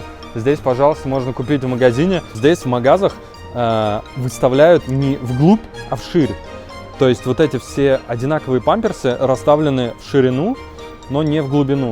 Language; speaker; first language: Russian; native; Russian